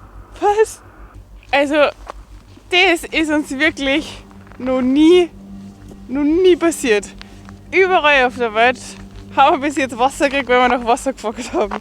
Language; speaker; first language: German; native; German